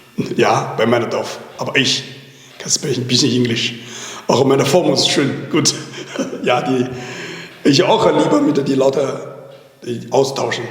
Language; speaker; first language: German; non-native, learner; Chinese